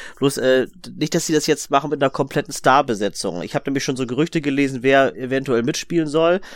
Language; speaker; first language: German; native; German